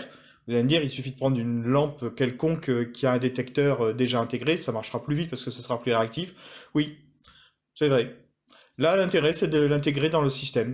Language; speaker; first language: French; native; French